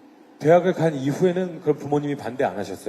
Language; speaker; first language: Korean; native; Korean